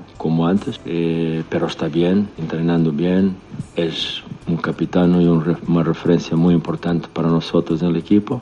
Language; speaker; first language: Spanish; non-native, learner; Portuguese